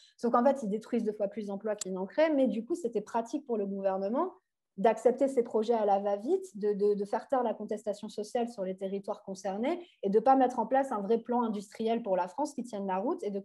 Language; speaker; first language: French; native; French